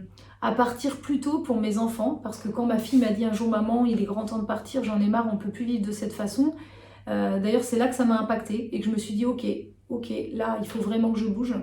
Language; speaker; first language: French; native; French